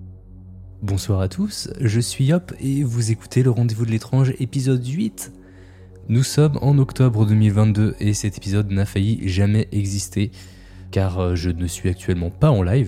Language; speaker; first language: French; native; French